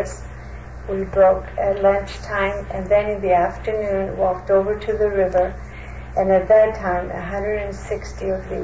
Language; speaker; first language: English; non-native, fluent; Greek